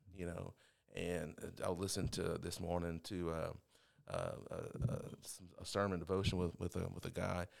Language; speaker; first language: English; native; English